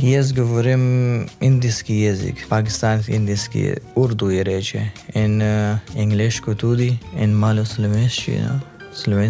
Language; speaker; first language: Slovenian; non-native, learner; Urdu